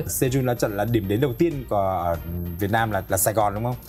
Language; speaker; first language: Vietnamese; native; Vietnamese